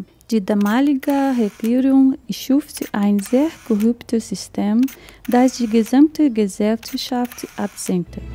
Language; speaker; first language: German; non-native, fluent; Portuguese